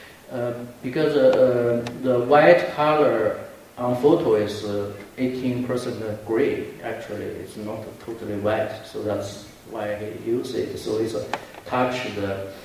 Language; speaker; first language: English; non-native, fluent; Chinese